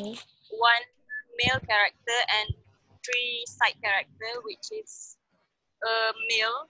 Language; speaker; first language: English; non-native, learner; Malay